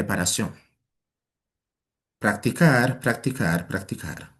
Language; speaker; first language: Spanish; non-native, fluent; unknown